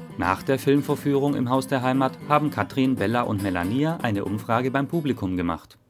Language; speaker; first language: German; native; German